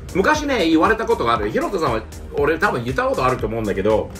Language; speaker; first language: Japanese; native; Japanese